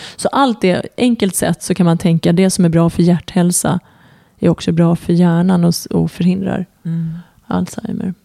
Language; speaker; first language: Swedish; early bilingual, other home language; Persian